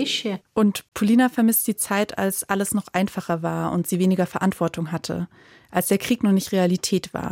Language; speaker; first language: German; native; German